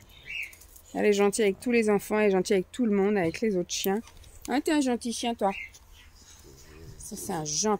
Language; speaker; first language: French; native; French